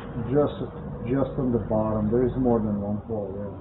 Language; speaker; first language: English; non-native, fluent; Slovenian